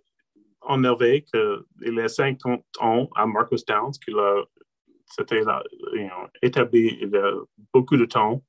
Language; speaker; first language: French; non-native, local second language; English